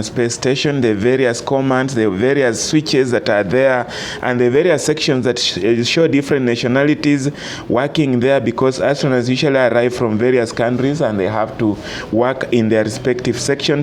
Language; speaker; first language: English; non-native, local second language; Swahili